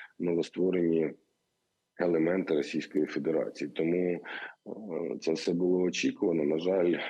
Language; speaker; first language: Ukrainian; non-native, local second language; Russian